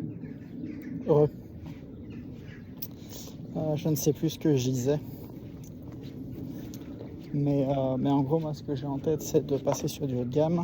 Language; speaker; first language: French; native; French